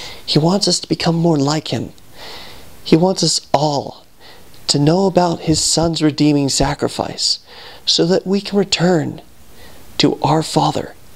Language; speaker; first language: English; native; English